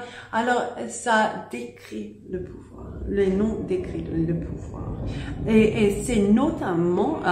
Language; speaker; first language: French; non-native, learner; English